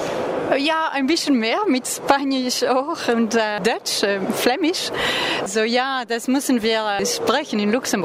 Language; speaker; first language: German; non-native, learner; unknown